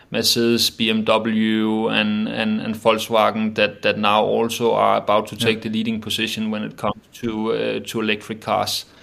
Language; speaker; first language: English; non-native, fluent; Danish